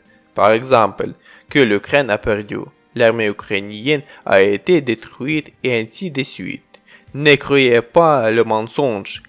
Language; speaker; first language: French; non-native, learner; Ukrainian